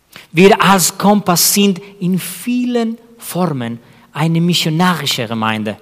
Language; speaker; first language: German; non-native, fluent; Spanish